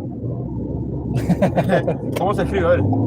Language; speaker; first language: Spanish; native; Spanish